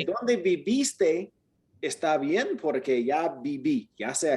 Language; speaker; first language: Spanish; non-native, fluent; English